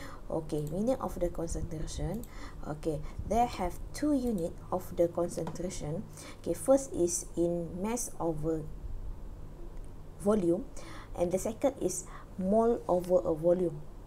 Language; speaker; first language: English; non-native, local second language; Malay